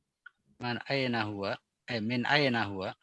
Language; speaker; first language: Arabic; non-native, learner; Indonesian